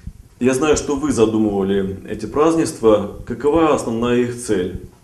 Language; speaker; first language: Russian; native; Russian